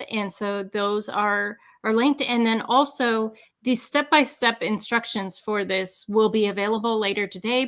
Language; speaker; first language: English; native; English